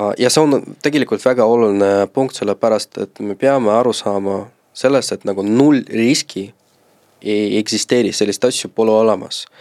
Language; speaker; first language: Estonian; non-native, local second language; Russian